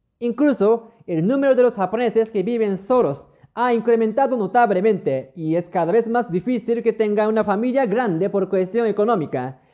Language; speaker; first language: Spanish; non-native, fluent; Japanese